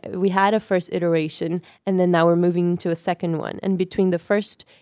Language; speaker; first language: English; non-native, fluent; Portuguese